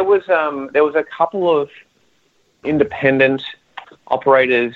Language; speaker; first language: English; native; English